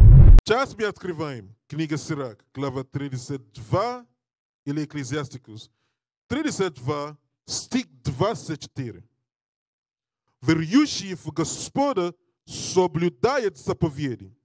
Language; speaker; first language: Russian; non-native, learner; English